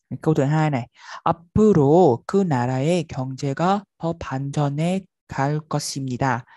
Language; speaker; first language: Korean; non-native, fluent; Vietnamese